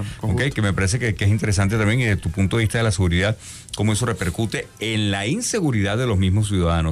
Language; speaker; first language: Spanish; native; Spanish